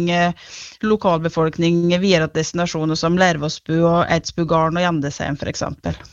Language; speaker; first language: Norwegian; native; Norwegian